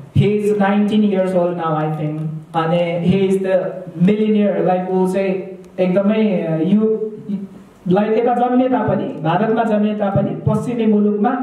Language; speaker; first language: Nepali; native; Nepali